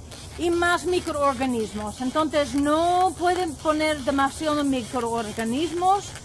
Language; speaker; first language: Spanish; non-native, learner; English